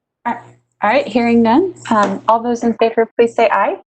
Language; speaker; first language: English; native; English